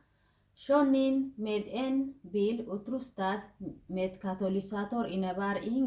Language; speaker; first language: Swedish; non-native, fluent; Tigrinya